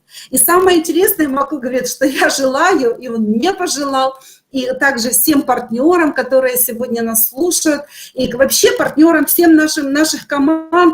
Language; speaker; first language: Russian; native; Russian